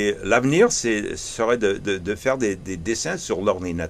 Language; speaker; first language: French; early bilingual, heritage; English